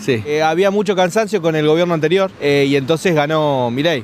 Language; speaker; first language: Spanish; native; Spanish